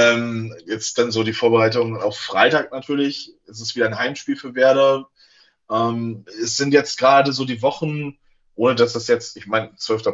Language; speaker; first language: German; native; German